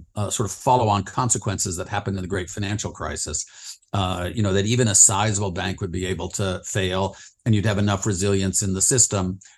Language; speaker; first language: English; native; English